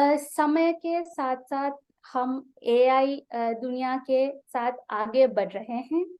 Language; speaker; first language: Hindi; non-native, fluent; Sinhala